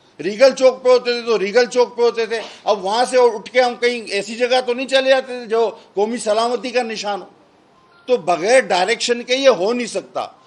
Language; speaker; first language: Urdu; non-native, local second language; Sindhi